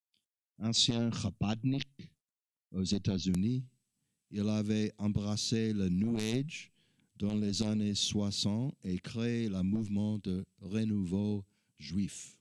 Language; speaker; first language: French; non-native, learner; English